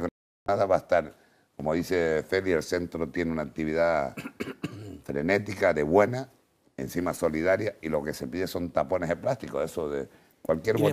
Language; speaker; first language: Spanish; native; Spanish